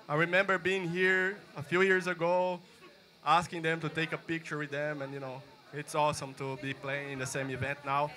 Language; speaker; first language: English; non-native, fluent; Portuguese